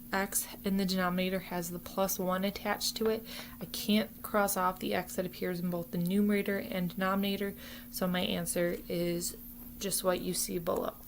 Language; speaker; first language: English; native; English